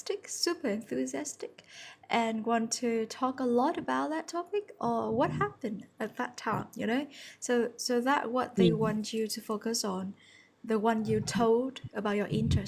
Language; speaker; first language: English; non-native, fluent; Vietnamese